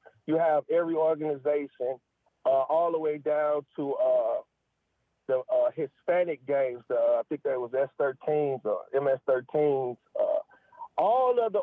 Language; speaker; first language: English; native; English